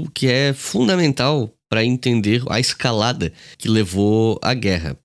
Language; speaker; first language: Portuguese; native; Portuguese